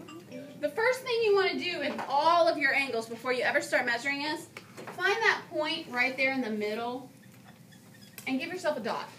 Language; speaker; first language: English; native; English